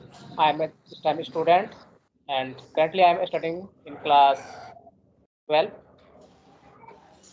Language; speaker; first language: English; non-native, learner; Hindi